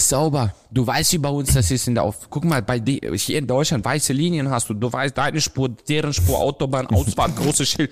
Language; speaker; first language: German; non-native, fluent; Romanian